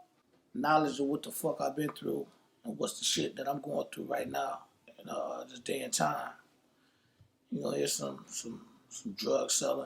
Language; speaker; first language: English; native; English